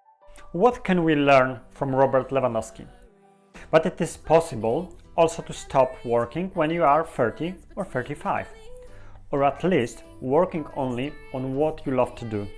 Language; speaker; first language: English; non-native, fluent; Polish